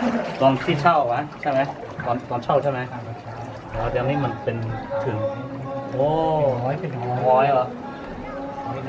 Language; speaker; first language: Thai; non-native, learner; Hmong